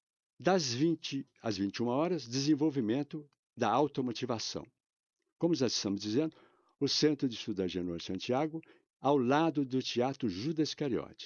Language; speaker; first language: Portuguese; native; Portuguese